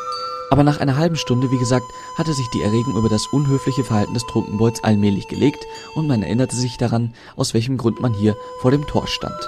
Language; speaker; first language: German; native; German